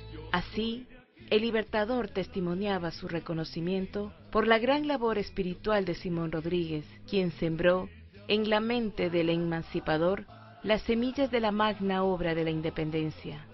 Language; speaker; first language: Spanish; native; Spanish